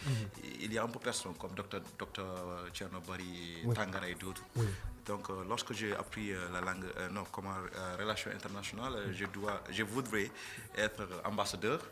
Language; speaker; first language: French; non-native, fluent; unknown